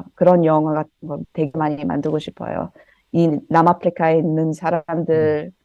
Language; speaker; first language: Korean; early bilingual, heritage; Korean